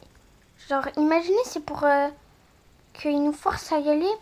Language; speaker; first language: French; native; French